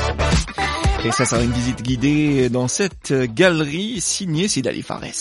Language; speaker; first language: French; non-native, local second language; Arabic